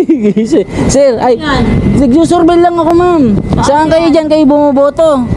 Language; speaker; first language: Filipino; native; Filipino